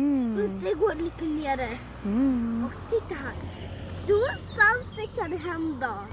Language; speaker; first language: Swedish; early bilingual, other home language; Bangla